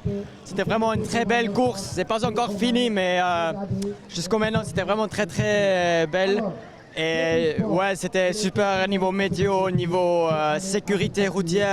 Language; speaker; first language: French; non-native, local second language; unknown